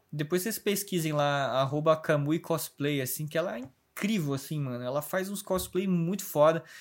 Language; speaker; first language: Portuguese; native; Portuguese